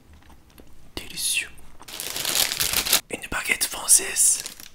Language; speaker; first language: French; non-native, fluent; Japanese